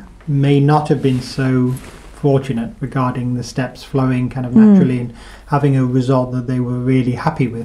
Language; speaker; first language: English; native; English